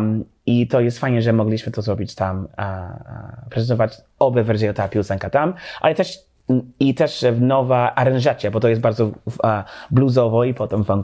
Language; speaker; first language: Polish; non-native, learner; English